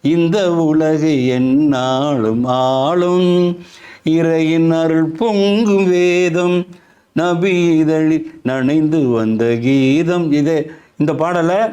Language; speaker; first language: Tamil; native; Tamil